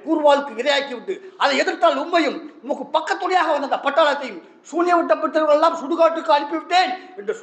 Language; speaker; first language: Tamil; native; Tamil